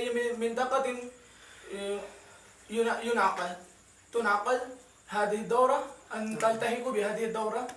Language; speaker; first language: Arabic; non-native, learner; Urdu